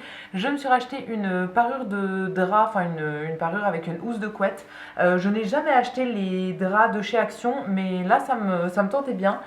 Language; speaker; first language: French; native; French